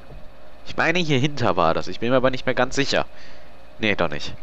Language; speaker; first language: German; native; German